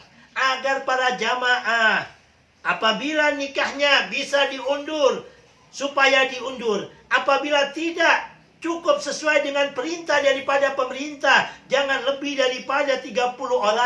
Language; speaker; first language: Indonesian; native; Indonesian